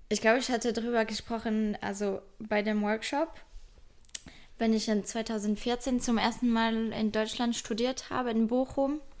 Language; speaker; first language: German; non-native, fluent; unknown